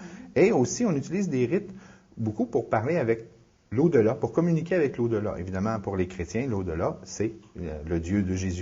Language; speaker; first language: French; native; French